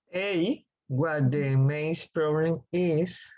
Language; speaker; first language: English; non-native, learner; Spanish